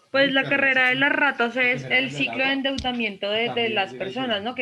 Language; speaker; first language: Spanish; native; Spanish